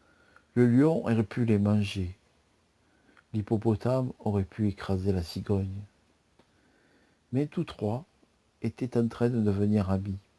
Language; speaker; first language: French; native; French